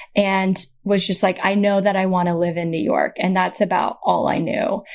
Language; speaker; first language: English; native; English